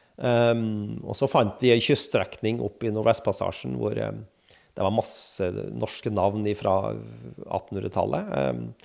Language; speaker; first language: Norwegian; native; Norwegian